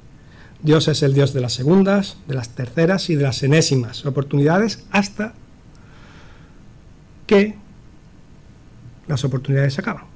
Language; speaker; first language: Spanish; native; Spanish